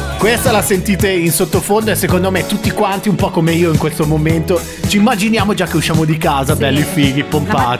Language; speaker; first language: Italian; native; Italian